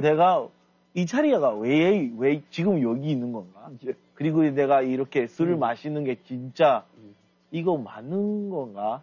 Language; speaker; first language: Korean; non-native, fluent; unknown